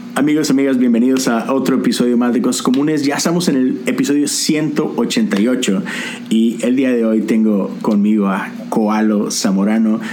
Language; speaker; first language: Spanish; native; Spanish